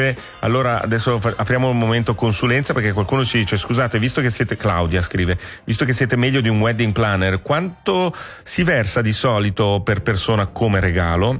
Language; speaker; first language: Italian; native; Italian